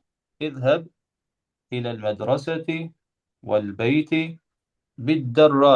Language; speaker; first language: Arabic; non-native, fluent; Albanian